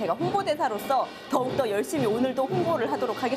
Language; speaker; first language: Korean; native; Korean